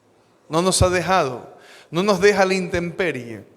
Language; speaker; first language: Spanish; native; Spanish